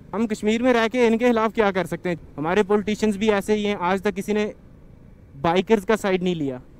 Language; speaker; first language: Hindi; native; Hindi